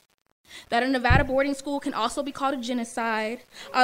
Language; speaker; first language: English; native; English